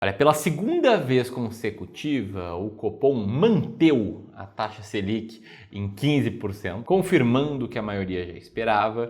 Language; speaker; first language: Portuguese; native; Portuguese